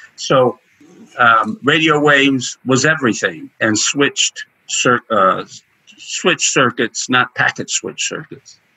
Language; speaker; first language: English; native; English